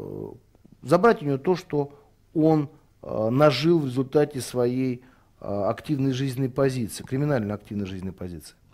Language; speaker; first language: Russian; native; Russian